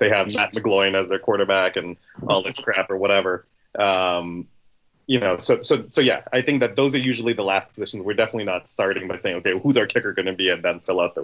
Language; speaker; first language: English; native; English